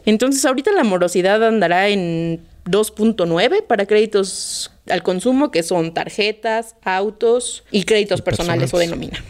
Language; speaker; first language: Spanish; native; Spanish